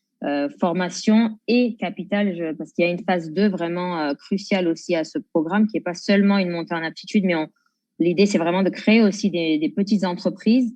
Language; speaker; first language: French; native; French